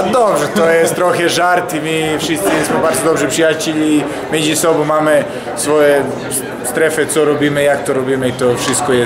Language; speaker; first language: Polish; non-native, learner; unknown